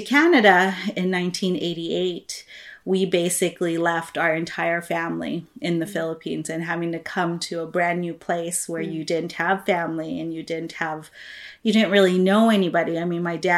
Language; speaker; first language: English; non-native, local second language; Filipino